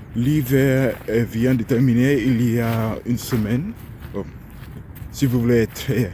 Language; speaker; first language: French; non-native, learner; English